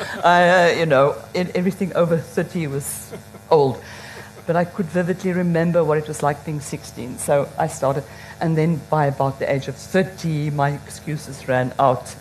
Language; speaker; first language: English; non-native, local second language; Afrikaans